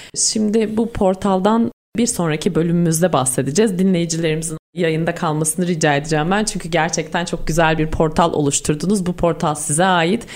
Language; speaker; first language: Turkish; native; Turkish